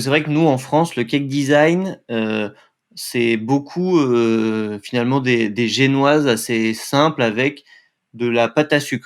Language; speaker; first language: French; native; French